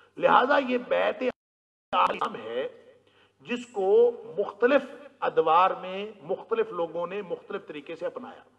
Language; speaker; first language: Urdu; non-native, local second language; Punjabi